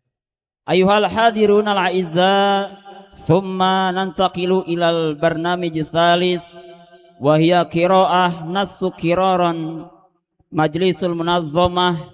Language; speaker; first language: Arabic; non-native, learner; Indonesian